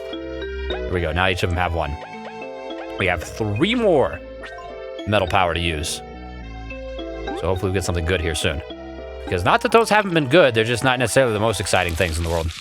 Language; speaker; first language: English; native; English